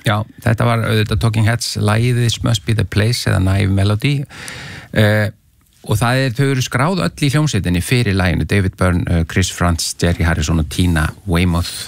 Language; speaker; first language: Icelandic; native; Icelandic